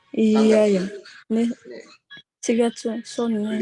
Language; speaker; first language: Japanese; non-native, fluent; Indonesian